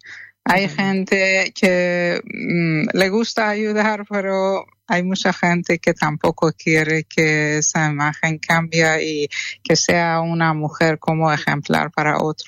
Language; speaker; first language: Spanish; non-native, fluent; Persian